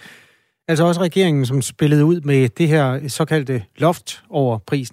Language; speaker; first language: Danish; native; Danish